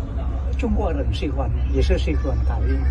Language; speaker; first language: Chinese; non-native, learner; Indonesian